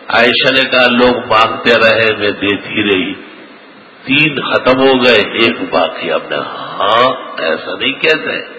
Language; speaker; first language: Urdu; non-native, local second language; Pashto